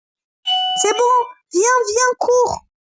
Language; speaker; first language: French; native; French